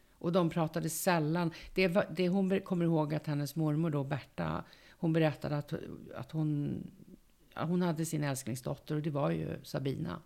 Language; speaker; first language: Swedish; native; Swedish